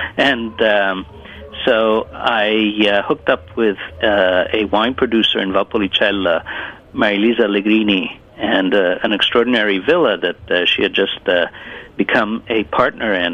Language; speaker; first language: English; early bilingual, other home language; Italian